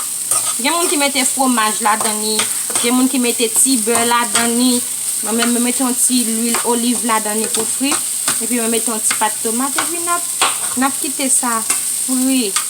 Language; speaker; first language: French; non-native, local second language; Haitian Creole